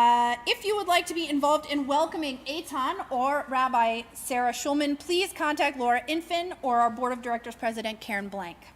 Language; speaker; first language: English; native; English